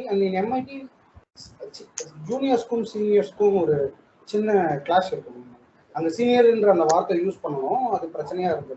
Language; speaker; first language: Tamil; native; Tamil